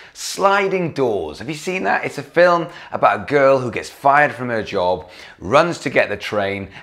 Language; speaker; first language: English; native; English